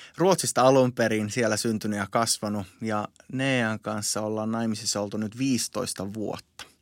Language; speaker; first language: Finnish; native; Finnish